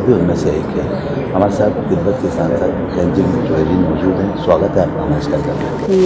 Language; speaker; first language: Hindi; native; Hindi